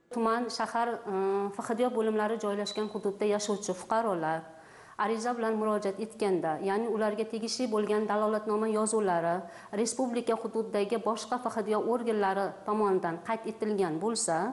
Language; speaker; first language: Uzbek; native; Uzbek